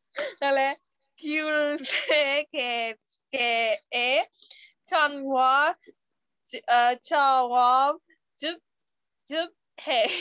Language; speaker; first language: Korean; non-native, learner; Burmese